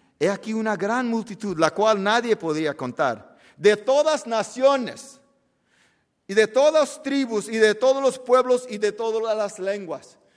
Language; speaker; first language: Spanish; early bilingual, heritage; Spanish